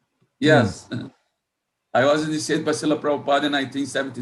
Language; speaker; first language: English; non-native, fluent; Portuguese